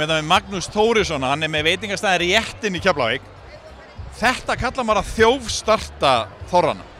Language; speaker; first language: Icelandic; native; Icelandic